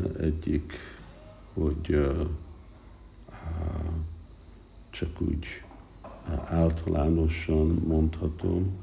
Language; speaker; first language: Hungarian; early bilingual, heritage; Hungarian